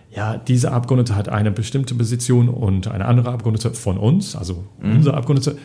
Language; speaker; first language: German; non-native, fluent; English